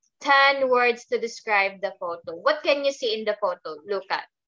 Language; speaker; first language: English; non-native, fluent; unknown